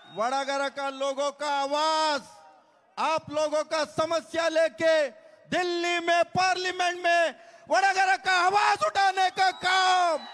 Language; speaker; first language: Hindi; non-native, local second language; Kannada